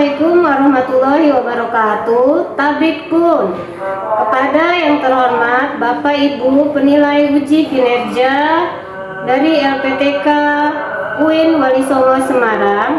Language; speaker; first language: Indonesian; native; Indonesian